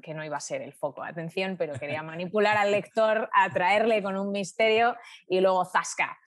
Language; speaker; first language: Spanish; native; Spanish